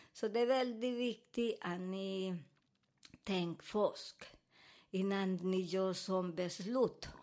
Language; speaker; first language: Swedish; non-native, learner; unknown